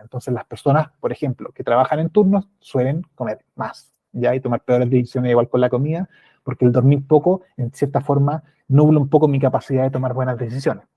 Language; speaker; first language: Spanish; native; Spanish